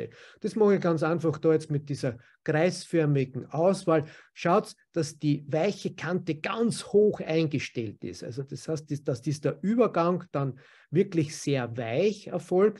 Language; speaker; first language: German; native; German